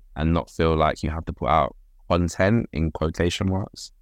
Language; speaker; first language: English; native; English